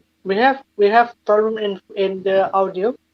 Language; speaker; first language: English; non-native, learner; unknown